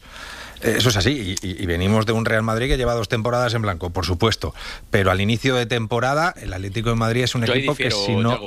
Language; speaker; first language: Spanish; native; Spanish